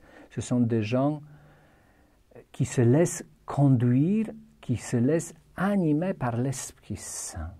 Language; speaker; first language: French; non-native, fluent; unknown